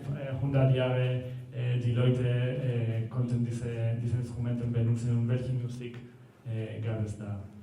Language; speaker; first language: German; non-native, learner; Spanish